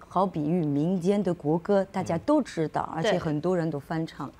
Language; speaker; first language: Chinese; non-native, fluent; French